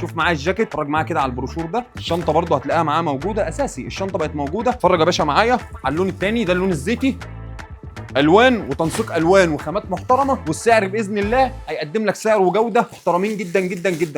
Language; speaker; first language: Arabic; native; Arabic